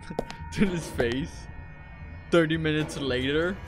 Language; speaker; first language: English; native; English